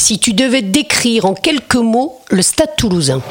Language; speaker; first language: French; native; French